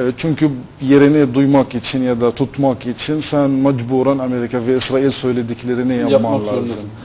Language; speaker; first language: Turkish; non-native, fluent; Arabic